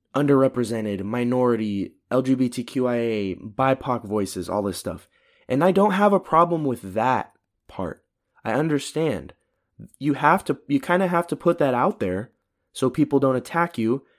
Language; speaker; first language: English; early bilingual, other home language; Filipino